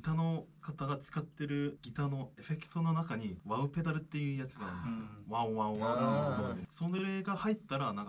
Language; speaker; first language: Japanese; non-native, fluent; Korean